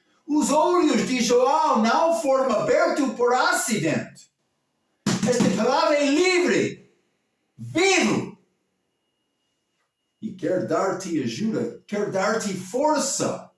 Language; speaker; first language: Portuguese; non-native, learner; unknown